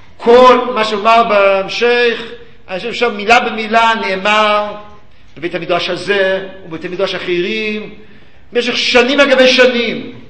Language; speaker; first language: Hebrew; early bilingual, other home language; English